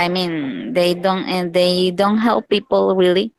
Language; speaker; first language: English; non-native, learner; Spanish